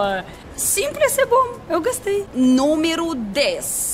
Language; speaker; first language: Portuguese; non-native, learner; Russian